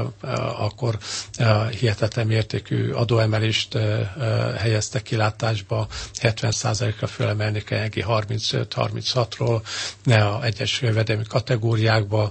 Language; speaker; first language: Hungarian; native; Hungarian